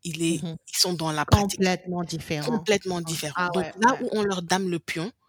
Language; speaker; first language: French; non-native, local second language; English